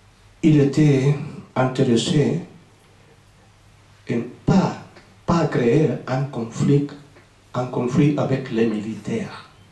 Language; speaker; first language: French; non-native, fluent; Spanish